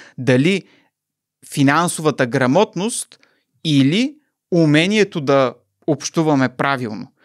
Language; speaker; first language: Bulgarian; native; Bulgarian